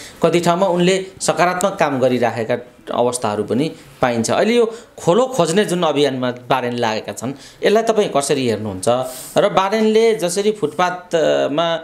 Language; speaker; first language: Nepali; native; Nepali